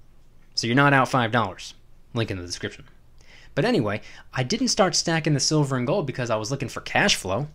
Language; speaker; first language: English; native; English